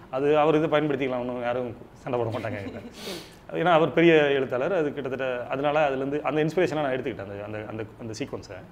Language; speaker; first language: Tamil; native; Tamil